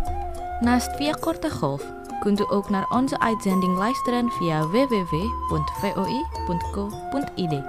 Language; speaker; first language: Dutch; non-native, fluent; Indonesian